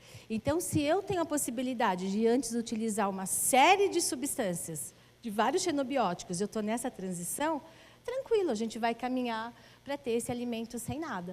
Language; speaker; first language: Portuguese; native; Portuguese